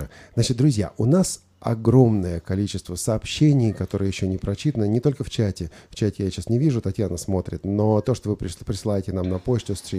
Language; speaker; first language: Russian; native; Russian